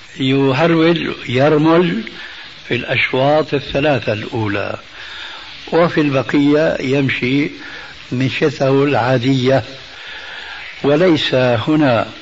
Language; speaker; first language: Arabic; early bilingual, other home language; Albanian